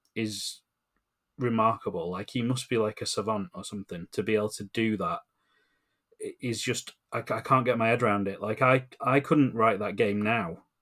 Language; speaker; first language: English; native; English